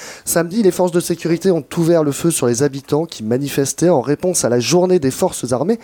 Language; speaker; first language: French; native; French